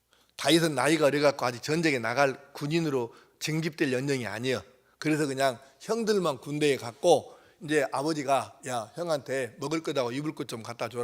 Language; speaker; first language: Korean; native; Korean